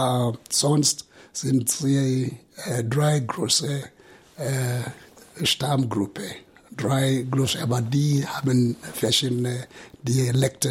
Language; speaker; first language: German; non-native, fluent; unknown